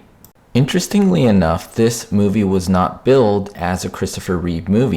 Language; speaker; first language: English; native; English